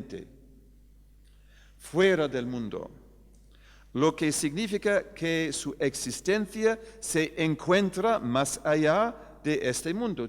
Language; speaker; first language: Spanish; non-native, fluent; English